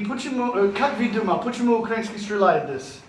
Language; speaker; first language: Russian; non-native, learner; English